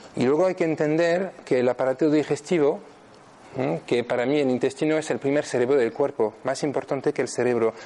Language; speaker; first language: Spanish; non-native, fluent; French